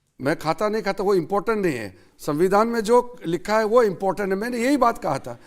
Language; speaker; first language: Hindi; non-native, local second language; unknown